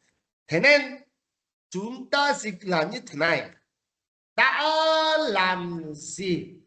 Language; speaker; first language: Vietnamese; non-native, fluent; Korean